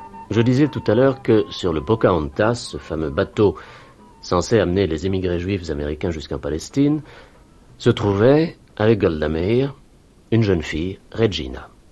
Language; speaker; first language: French; native; French